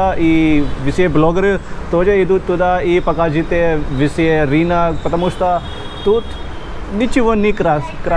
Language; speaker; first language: Russian; non-native, learner; Hindi